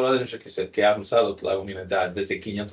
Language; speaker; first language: Spanish; non-native, learner; English